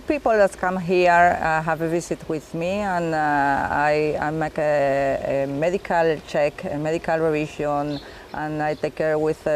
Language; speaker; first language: English; non-native, learner; Spanish